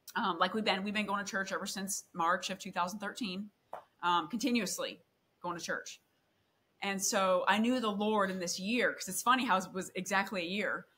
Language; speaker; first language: English; native; English